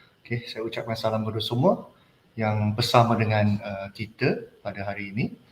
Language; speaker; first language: Malay; non-native, local second language; Chinese